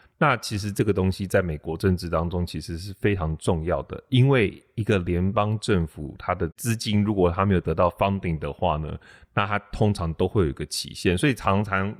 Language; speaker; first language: Chinese; native; Chinese